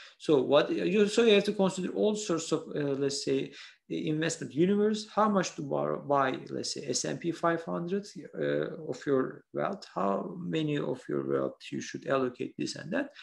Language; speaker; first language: English; non-native, fluent; Turkish